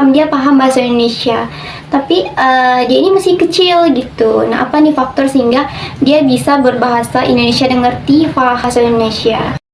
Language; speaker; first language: Indonesian; native; Indonesian